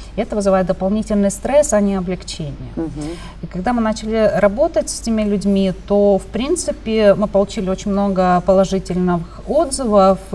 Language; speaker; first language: Russian; native; Russian